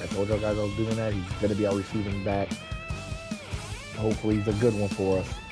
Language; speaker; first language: English; native; English